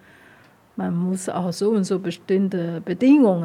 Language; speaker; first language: German; non-native, learner; Vietnamese